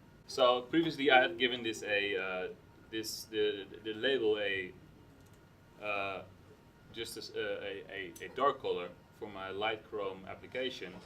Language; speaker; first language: English; non-native, fluent; Dutch